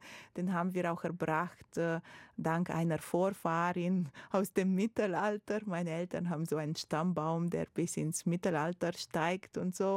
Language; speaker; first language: German; non-native, fluent; Romanian